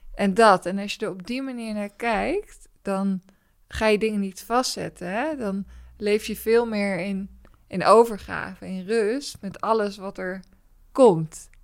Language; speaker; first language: Dutch; native; Dutch